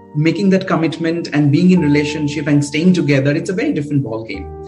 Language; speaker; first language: English; non-native, local second language; Bangla